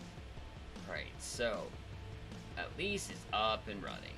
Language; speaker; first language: English; native; English